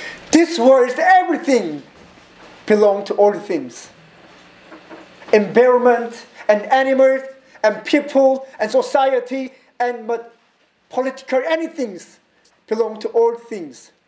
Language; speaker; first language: English; non-native, learner; Korean